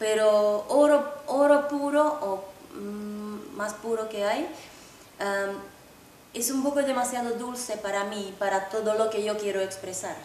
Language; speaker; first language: Spanish; non-native, fluent; Finnish